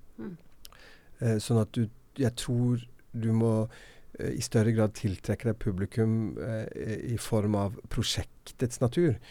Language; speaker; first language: Norwegian; native; Norwegian